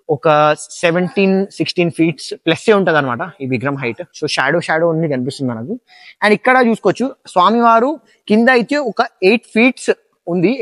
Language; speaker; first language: Telugu; non-native, local second language; Hindi